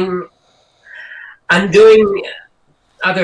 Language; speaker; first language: English; non-native, local second language; Filipino